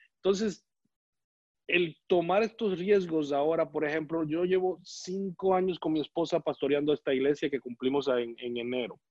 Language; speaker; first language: Spanish; native; Spanish